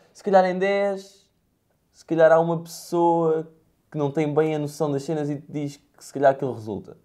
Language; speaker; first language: Portuguese; native; Portuguese